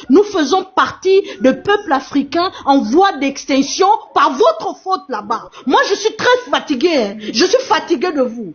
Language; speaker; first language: French; non-native, fluent; Portuguese